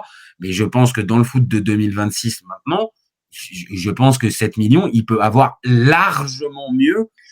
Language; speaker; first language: French; native; French